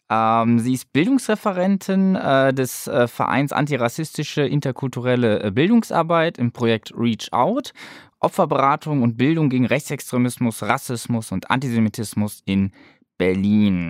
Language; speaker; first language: German; native; German